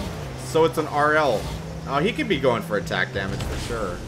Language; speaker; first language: English; native; English